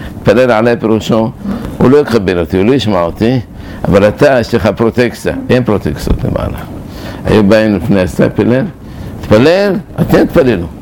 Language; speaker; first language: Hebrew; early bilingual, other home language; Arabic